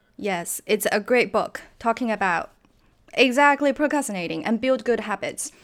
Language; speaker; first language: English; non-native, fluent; Chinese